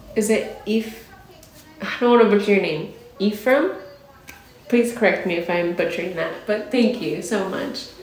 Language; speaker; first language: English; native; English